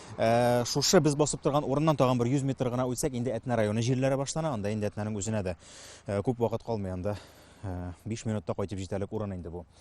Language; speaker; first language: Tatar; native; Tatar